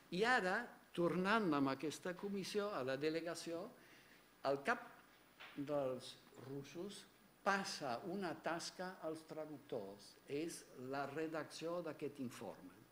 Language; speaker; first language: Catalan; non-native, fluent; German